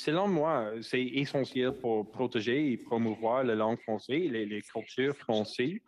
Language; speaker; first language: French; non-native, local second language; English